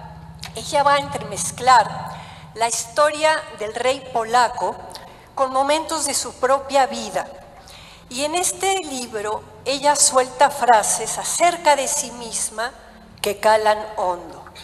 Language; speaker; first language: Spanish; native; Spanish